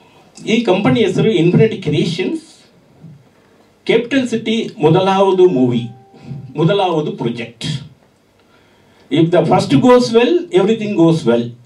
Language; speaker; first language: Kannada; non-native, learner; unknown